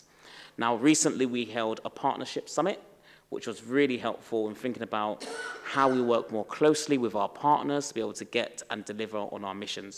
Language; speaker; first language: English; native; English